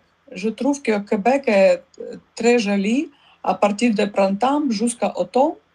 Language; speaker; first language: French; non-native, learner; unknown